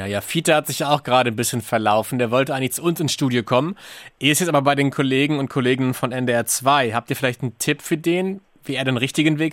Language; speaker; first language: German; native; German